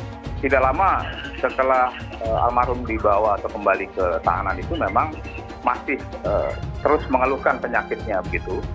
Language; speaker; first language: Indonesian; native; Indonesian